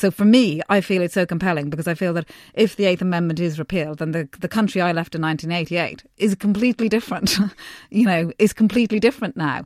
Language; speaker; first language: English; native; English